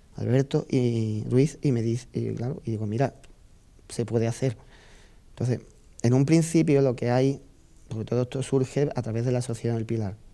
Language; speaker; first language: Spanish; native; Spanish